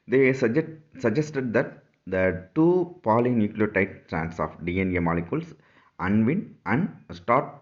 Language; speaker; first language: English; non-native, local second language; Tamil